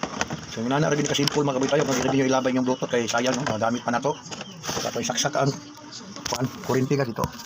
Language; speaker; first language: Cebuano; native; Cebuano